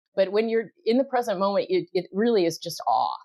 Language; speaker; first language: English; native; English